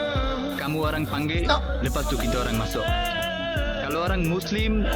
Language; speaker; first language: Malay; non-native, learner; Bangla